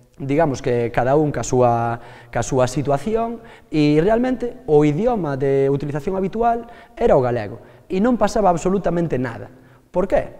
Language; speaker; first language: Galician; native; Galician